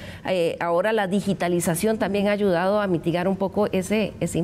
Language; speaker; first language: Spanish; native; Spanish